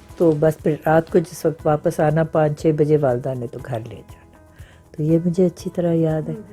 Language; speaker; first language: Urdu; non-native, local second language; Punjabi